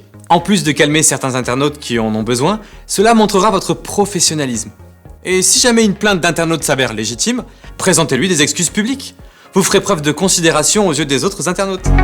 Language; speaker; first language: French; native; French